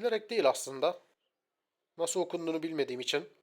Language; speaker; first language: Turkish; native; Turkish